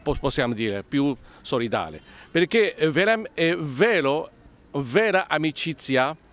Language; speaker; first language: Italian; non-native, learner; Chinese